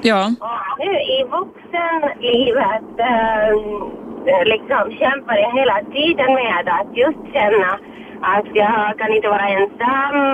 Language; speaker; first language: Swedish; non-native, fluent; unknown